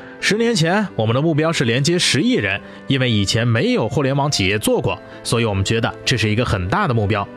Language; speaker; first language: Chinese; non-native, learner; English